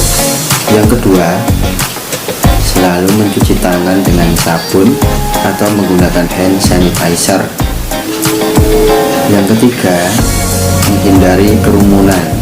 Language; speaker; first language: Indonesian; native; Indonesian